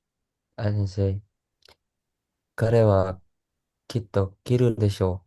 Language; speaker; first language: Japanese; non-native, learner; Indonesian